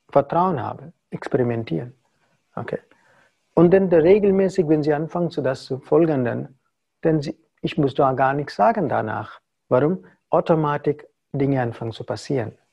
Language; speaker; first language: German; non-native, fluent; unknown